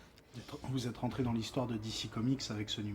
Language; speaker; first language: French; native; French